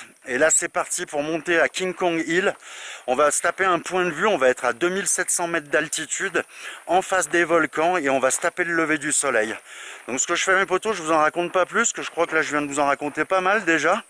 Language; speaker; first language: French; native; French